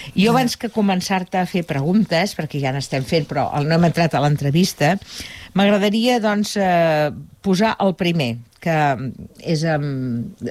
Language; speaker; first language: Catalan; native; Catalan